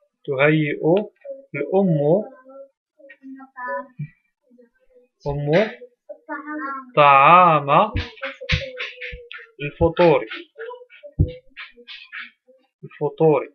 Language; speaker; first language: Arabic; native; Arabic